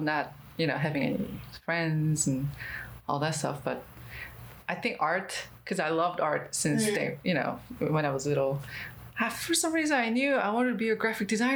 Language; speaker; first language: English; non-native, fluent; Korean